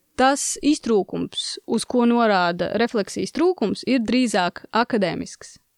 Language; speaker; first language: Latvian; non-native, local second language; Russian